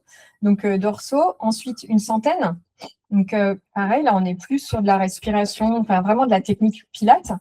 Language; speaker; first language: French; native; French